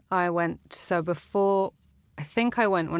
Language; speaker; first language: English; native; English